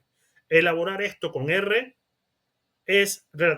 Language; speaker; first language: Spanish; native; Spanish